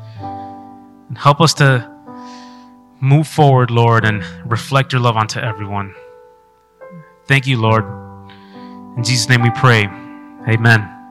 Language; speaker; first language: English; early bilingual, other home language; Spanish